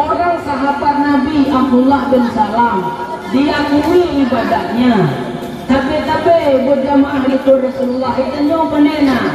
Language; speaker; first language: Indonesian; non-native, local second language; Achinese